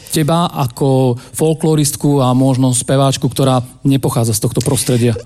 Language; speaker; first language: Slovak; non-native, local second language; Rusyn